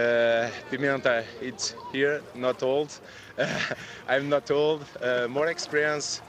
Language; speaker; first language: English; non-native, learner; Spanish